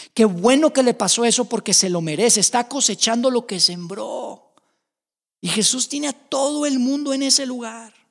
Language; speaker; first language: Spanish; native; Spanish